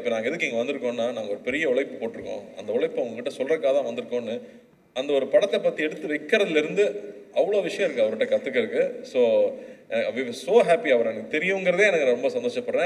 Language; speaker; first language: Tamil; native; Tamil